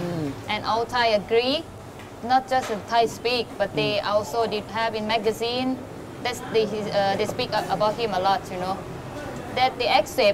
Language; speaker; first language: English; non-native, fluent; Thai